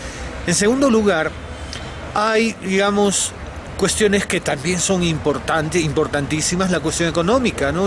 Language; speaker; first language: Spanish; native; Spanish